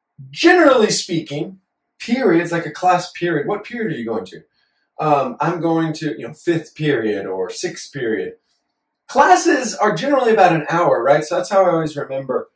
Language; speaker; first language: English; native; English